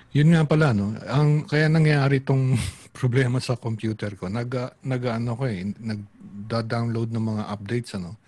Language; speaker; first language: Filipino; native; Filipino